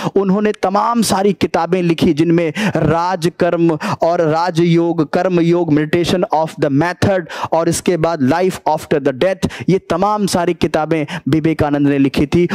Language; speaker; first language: Hindi; native; Hindi